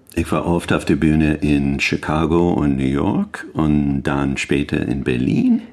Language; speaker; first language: German; non-native, learner; English